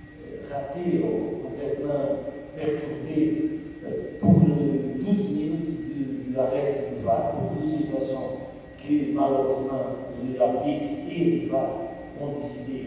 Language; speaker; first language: French; non-native, fluent; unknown